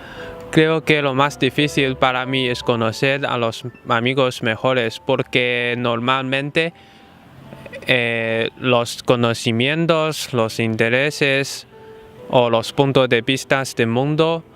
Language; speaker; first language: Spanish; non-native, fluent; Chinese